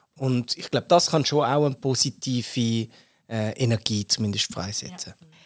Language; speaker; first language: German; native; German